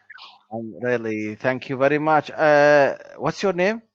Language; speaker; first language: English; non-native, learner; Arabic